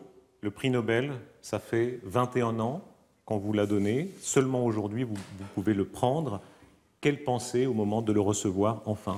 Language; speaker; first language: French; native; French